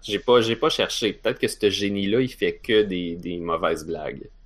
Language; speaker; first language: French; native; French